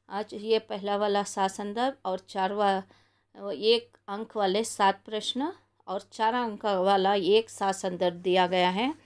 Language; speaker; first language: Hindi; non-native, local second language; Kannada